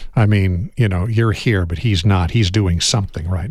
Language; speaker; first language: English; native; English